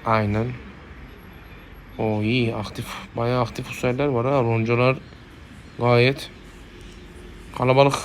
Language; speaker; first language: Turkish; native; Turkish